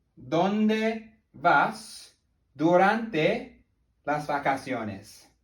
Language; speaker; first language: Spanish; non-native, learner; English